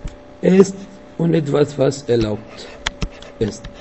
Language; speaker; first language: German; non-native, fluent; Arabic